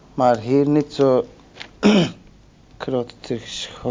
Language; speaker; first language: Dutch; non-native, learner; Turkish